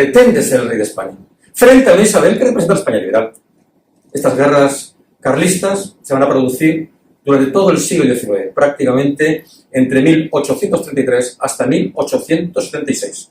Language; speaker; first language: Spanish; native; Spanish